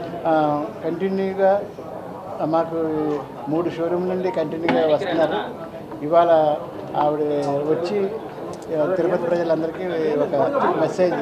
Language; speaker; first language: Telugu; native; Telugu